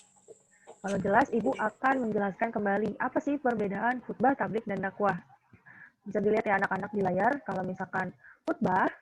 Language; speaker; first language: Indonesian; native; Indonesian